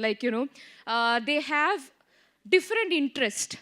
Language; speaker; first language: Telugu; non-native, learner; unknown